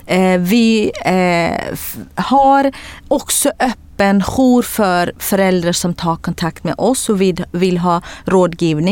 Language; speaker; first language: Swedish; non-native, fluent; Kurdish